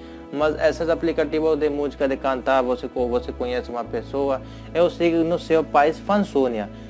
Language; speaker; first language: Portuguese; non-native, learner; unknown